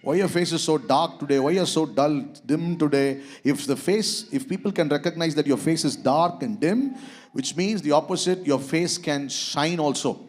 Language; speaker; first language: English; non-native, local second language; Tamil